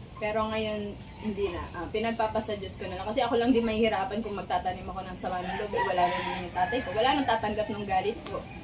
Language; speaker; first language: Filipino; native; Filipino